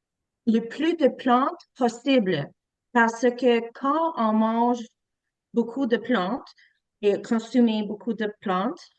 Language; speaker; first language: French; non-native, learner; English